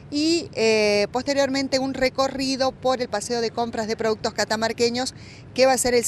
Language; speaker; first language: Spanish; native; Spanish